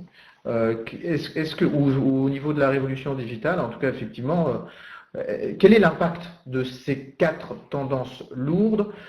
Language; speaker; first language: French; native; French